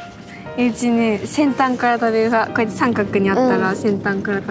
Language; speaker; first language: Japanese; native; Japanese